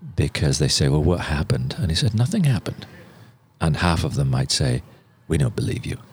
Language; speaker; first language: English; native; English